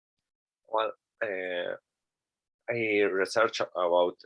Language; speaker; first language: English; non-native, learner; Spanish